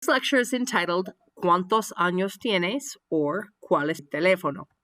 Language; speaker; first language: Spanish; non-native, fluent; English